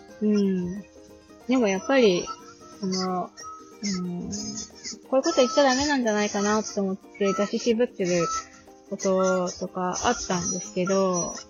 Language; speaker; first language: Japanese; native; Japanese